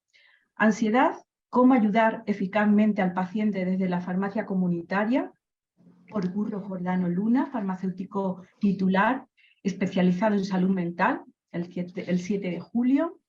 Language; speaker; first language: Spanish; native; Spanish